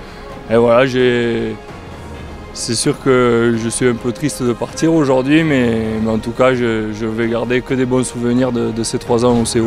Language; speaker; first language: French; native; French